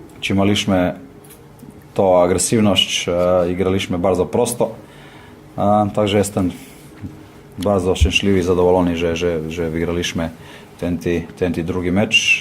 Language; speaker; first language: Polish; non-native, learner; Slovenian